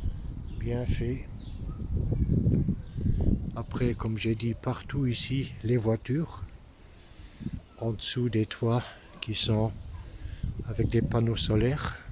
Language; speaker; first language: French; non-native, fluent; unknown